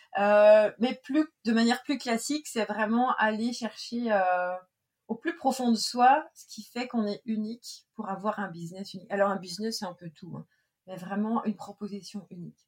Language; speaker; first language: French; native; French